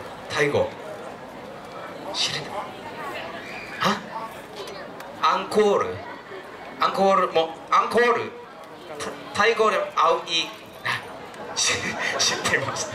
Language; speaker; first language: Japanese; non-native, fluent; Thai